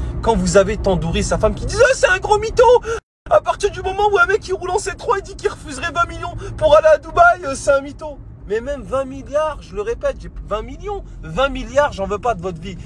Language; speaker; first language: French; native; French